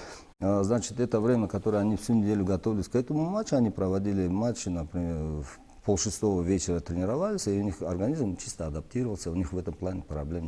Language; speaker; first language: Russian; non-native, local second language; Tajik